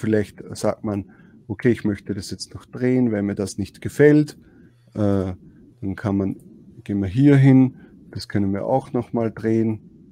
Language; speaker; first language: German; native; German